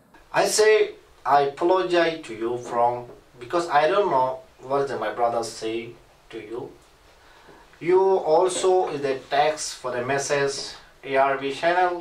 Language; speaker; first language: English; non-native, learner; Rohingya